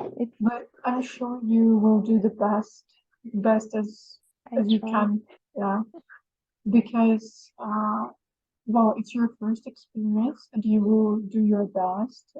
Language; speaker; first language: English; non-native, fluent; Russian